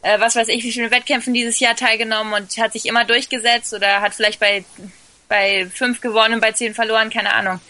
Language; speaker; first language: German; early bilingual, other home language; Spanish